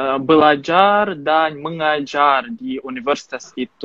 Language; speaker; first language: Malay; non-native, fluent; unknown